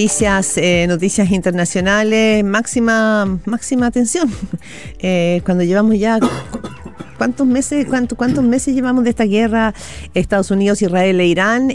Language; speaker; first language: Spanish; native; Spanish